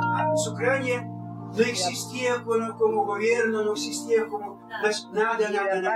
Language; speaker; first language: Spanish; non-native, fluent; Russian